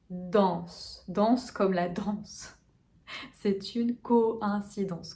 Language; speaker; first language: French; native; French